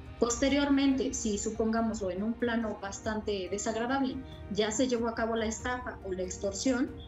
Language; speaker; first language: Spanish; native; Spanish